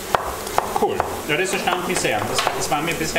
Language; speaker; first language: German; native; German